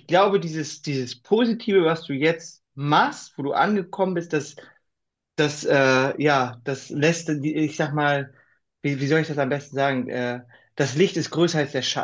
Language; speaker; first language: German; native; German